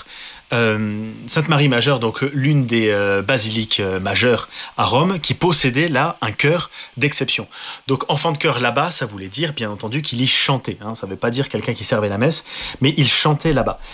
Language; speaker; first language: French; native; French